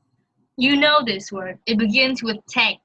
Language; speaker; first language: English; non-native, fluent; Vietnamese